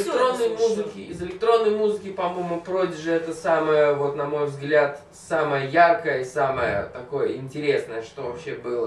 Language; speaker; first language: Russian; native; Russian